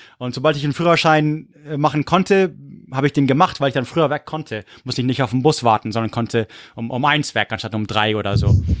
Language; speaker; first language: German; non-native, fluent; English